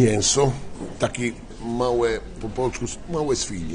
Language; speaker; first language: Polish; non-native, learner; Italian